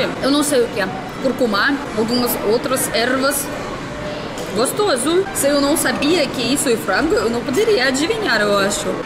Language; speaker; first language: Portuguese; non-native, learner; Russian